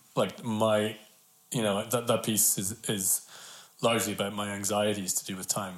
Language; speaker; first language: English; native; English